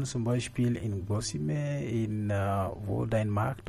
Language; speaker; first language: German; non-native, fluent; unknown